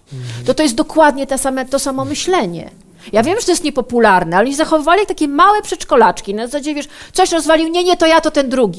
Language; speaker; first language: Polish; native; Polish